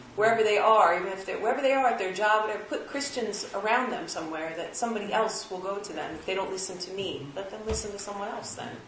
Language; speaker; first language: English; native; English